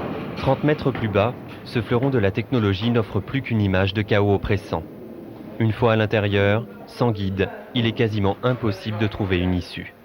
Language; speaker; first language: French; native; French